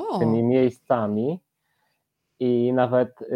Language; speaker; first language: Polish; native; Polish